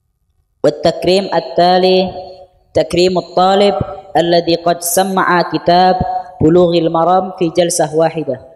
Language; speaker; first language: Arabic; non-native, fluent; Indonesian